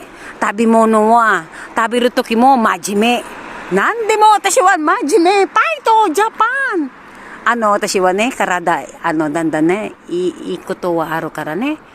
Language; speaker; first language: Japanese; non-native, learner; Filipino